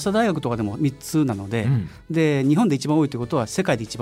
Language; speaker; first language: Japanese; native; Japanese